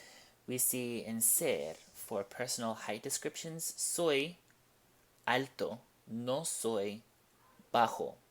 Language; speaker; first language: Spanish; non-native, fluent; English